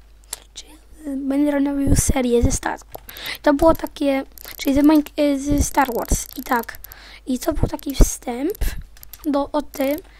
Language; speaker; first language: Polish; native; Polish